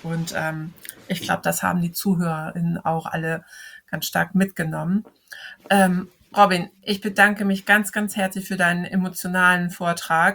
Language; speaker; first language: German; native; German